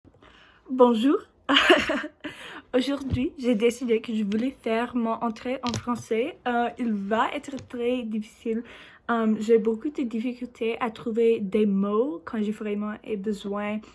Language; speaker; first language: French; non-native, learner; English